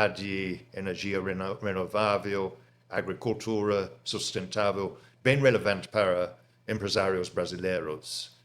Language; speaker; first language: Portuguese; non-native, fluent; English